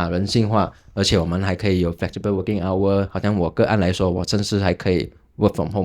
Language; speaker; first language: Chinese; non-native, local second language; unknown